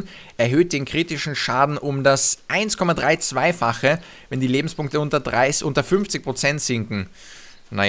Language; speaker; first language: German; native; German